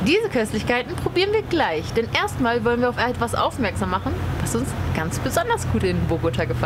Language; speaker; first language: German; native; German